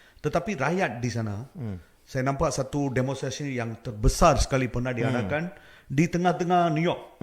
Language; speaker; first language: Malay; non-native, local second language; Tamil